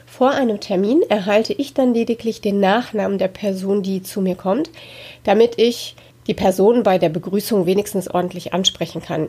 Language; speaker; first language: German; native; German